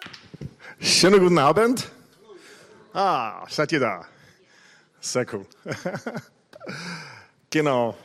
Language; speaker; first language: German; non-native, fluent; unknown